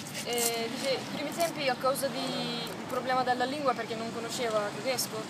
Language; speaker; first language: Italian; non-native, learner; Turkish